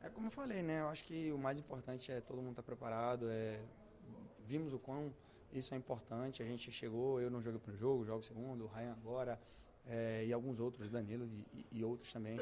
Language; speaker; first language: Portuguese; native; Portuguese